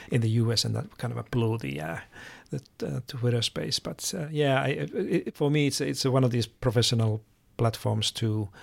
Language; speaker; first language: English; non-native, fluent; Finnish